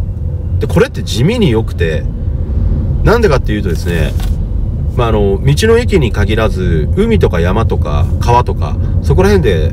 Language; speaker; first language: Japanese; native; Japanese